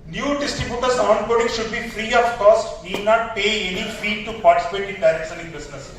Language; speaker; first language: English; non-native, local second language; Tamil